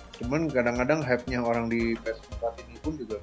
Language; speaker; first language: Indonesian; native; Indonesian